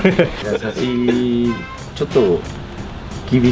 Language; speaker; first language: Japanese; non-native, learner; Vietnamese